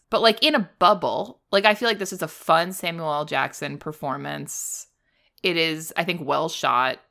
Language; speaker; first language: English; native; English